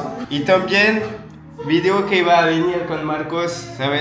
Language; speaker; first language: Spanish; non-native, learner; French